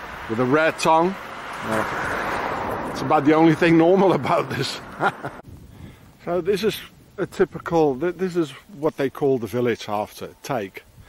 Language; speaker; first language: English; non-native, fluent; French